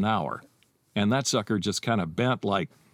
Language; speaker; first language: English; native; English